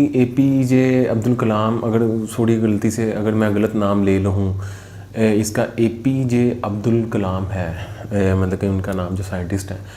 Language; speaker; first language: Urdu; native; Urdu